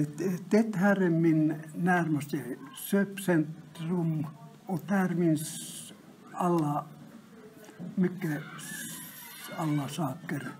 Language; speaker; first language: Swedish; non-native, learner; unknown